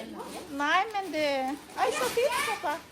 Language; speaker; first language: Norwegian; non-native, learner; Filipino